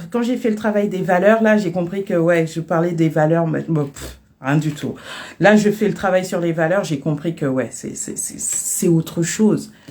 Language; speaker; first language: French; native; French